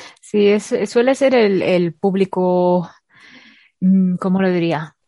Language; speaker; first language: Spanish; native; Spanish